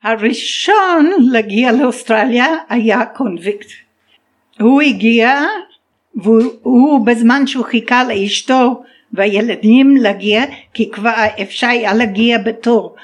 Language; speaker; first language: Hebrew; non-native, fluent; English